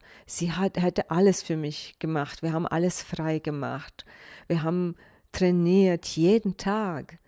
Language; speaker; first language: German; non-native, fluent; Bosnian